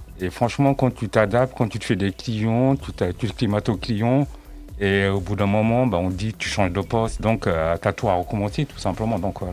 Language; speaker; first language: French; native; French